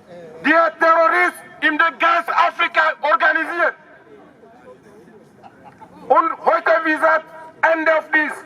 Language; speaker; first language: German; non-native, learner; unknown